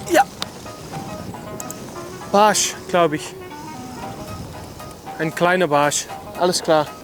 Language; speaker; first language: German; non-native, learner; Dutch